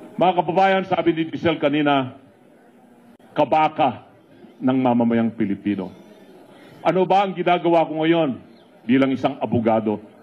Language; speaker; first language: Filipino; non-native, local second language; Iloko